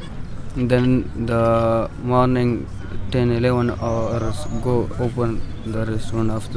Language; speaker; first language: English; non-native, learner; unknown